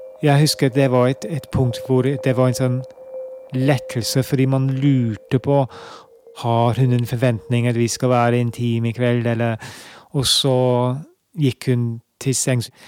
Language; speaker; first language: Norwegian; non-native, fluent; English